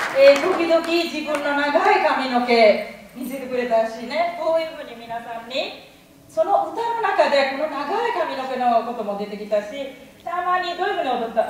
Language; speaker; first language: Japanese; non-native, fluent; Bangla